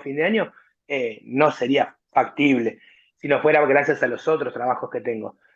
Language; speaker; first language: Spanish; native; Spanish